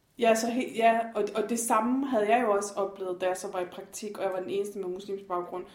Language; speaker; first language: Danish; native; Danish